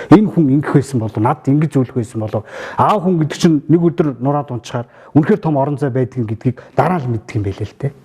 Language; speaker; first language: Mongolian; native; Mongolian